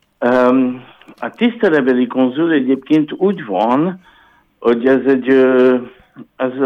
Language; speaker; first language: Hungarian; non-native, learner; French